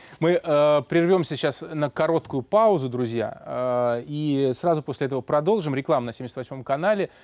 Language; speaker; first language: Russian; native; Russian